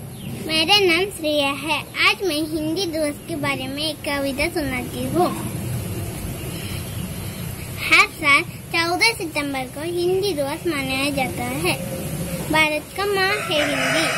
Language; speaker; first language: Hindi; non-native, local second language; Malayalam